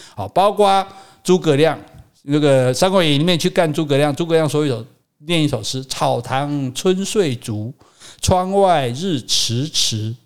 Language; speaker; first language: Chinese; native; Chinese